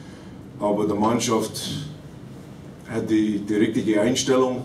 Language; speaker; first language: German; non-native, fluent; English